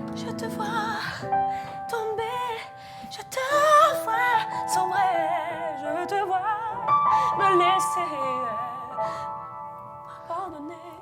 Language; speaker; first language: French; native; French